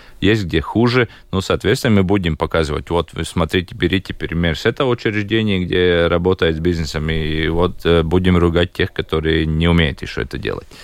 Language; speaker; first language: Russian; non-native, local second language; Latvian